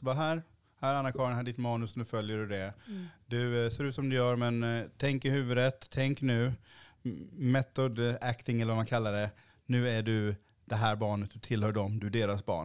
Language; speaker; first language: Swedish; early bilingual, other home language; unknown